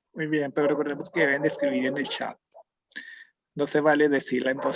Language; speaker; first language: Spanish; native; Spanish